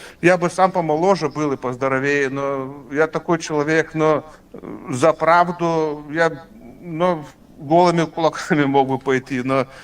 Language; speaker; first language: Russian; non-native, fluent; Lithuanian